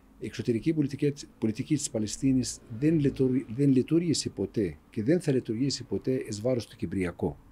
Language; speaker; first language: Greek; non-native, fluent; Arabic